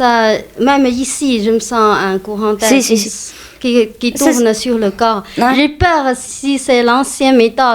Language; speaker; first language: French; non-native, learner; Chinese